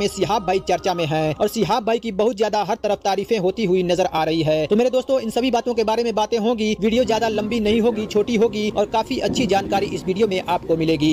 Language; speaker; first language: Hindi; native; Hindi